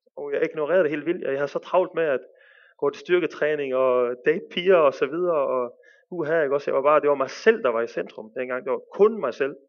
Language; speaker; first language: Danish; early bilingual, other home language; Arabic